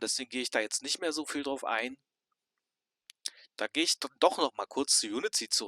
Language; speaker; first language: German; native; German